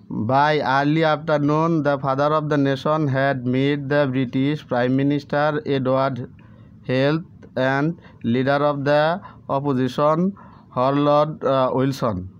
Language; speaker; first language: English; non-native, local second language; Bangla